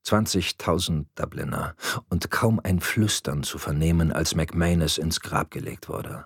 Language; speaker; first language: German; native; German